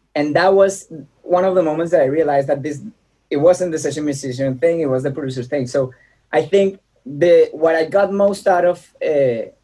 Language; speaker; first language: English; non-native, fluent; Spanish